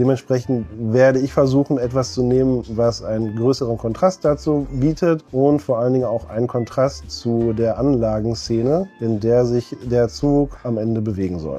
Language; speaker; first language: German; native; German